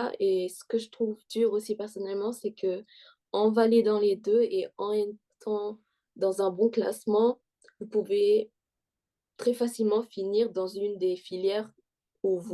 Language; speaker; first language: French; early bilingual, heritage; French